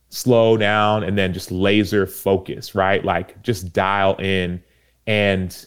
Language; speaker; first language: English; early bilingual, other home language; Yoruba